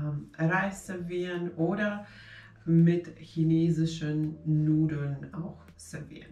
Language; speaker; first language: German; non-native, fluent; Finnish